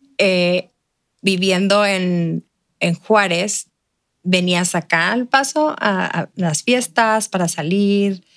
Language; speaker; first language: Spanish; native; Spanish